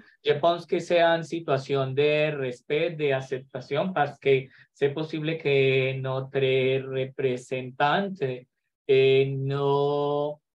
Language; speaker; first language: French; non-native, learner; Spanish